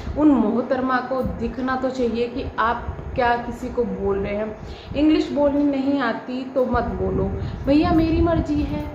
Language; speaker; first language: Hindi; native; Hindi